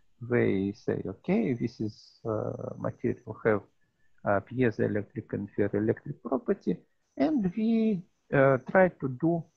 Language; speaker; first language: English; non-native, learner; Russian